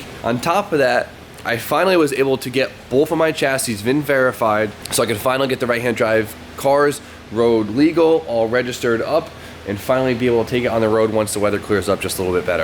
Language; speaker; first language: English; native; English